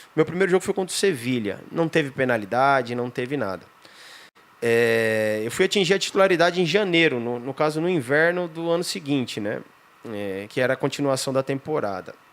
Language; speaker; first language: Portuguese; native; Portuguese